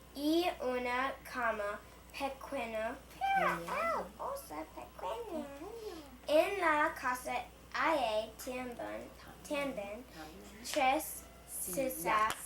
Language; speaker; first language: Spanish; non-native, learner; English